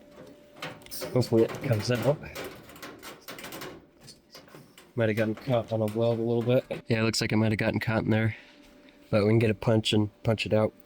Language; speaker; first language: English; native; English